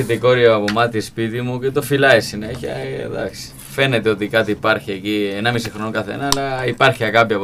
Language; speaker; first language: Greek; non-native, learner; Spanish